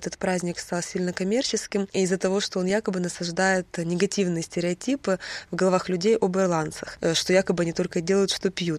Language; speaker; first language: Russian; native; Russian